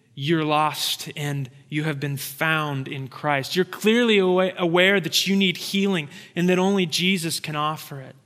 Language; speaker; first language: English; native; English